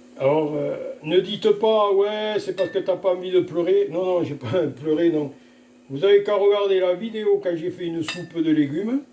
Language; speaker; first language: French; native; French